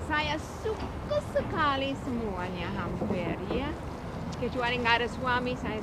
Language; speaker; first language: Indonesian; non-native, fluent; English